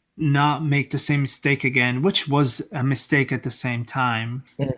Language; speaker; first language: English; non-native, fluent; Italian